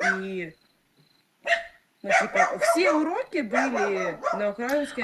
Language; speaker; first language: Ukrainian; non-native, local second language; Russian